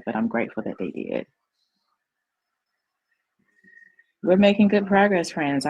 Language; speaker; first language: English; native; English